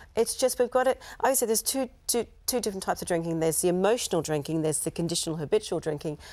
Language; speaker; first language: English; native; English